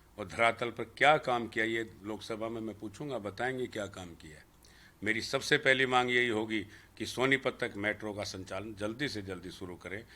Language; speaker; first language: Hindi; native; Hindi